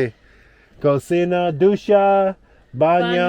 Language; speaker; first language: Spanish; non-native, learner; English